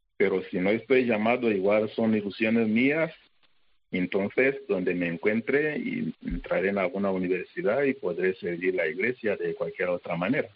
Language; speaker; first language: Spanish; non-native, fluent; Kinyarwanda